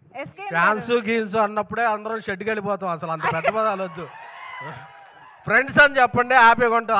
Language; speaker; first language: Telugu; native; Telugu